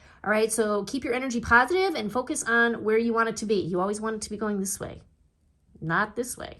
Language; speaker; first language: English; native; English